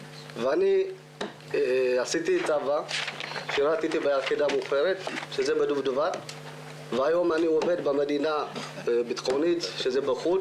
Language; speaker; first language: Hebrew; early bilingual, other home language; Amharic